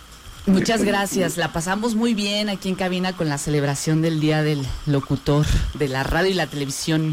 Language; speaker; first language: Spanish; native; Spanish